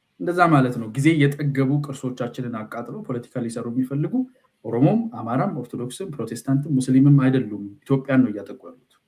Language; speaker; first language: Amharic; non-native, local second language; Oromo